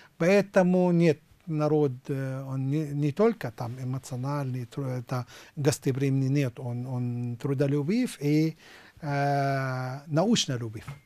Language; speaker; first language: Russian; non-native, fluent; Arabic